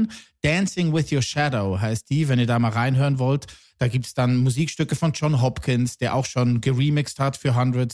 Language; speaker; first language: German; native; German